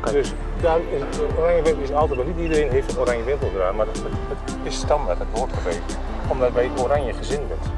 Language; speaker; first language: Dutch; native; Dutch